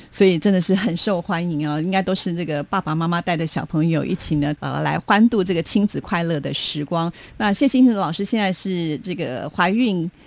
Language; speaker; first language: Chinese; native; Chinese